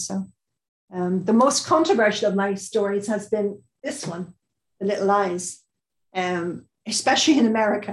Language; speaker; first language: English; native; English